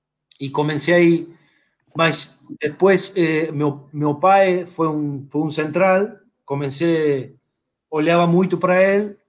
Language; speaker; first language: Portuguese; non-native, fluent; Spanish